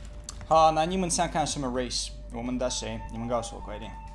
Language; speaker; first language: Chinese; non-native, learner; Russian